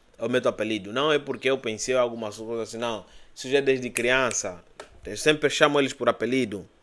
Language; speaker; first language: Portuguese; native; Portuguese